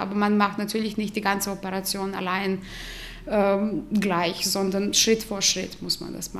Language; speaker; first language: German; non-native, fluent; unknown